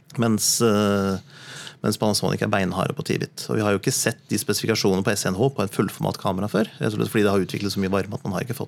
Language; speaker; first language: Norwegian; native; Norwegian